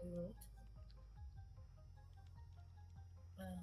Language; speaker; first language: English; non-native, learner; Portuguese